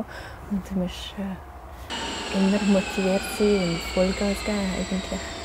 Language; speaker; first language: German; non-native, local second language; French